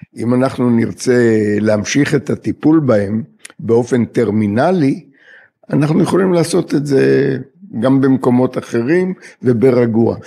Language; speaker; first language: Hebrew; native; Hebrew